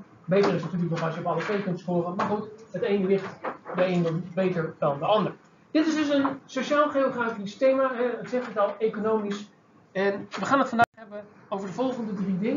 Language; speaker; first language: Dutch; native; Dutch